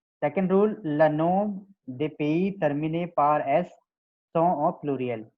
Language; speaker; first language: French; non-native, learner; Hindi